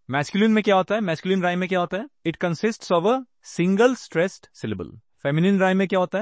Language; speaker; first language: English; non-native, local second language; Hindi